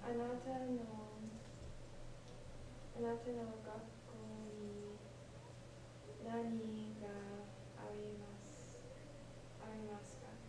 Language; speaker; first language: Japanese; non-native, learner; English